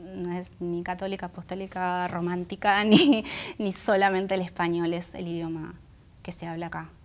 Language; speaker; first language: Spanish; non-native, local second language; Guarani